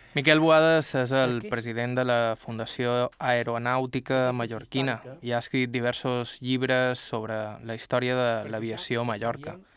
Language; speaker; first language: Catalan; native; Catalan